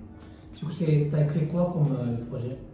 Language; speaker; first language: French; non-native, learner; Korean